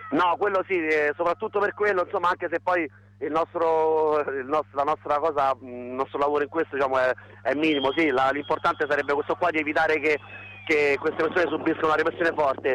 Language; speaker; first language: Italian; native; Italian